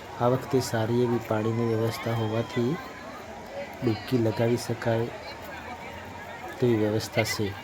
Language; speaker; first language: Gujarati; non-native, local second language; Bhili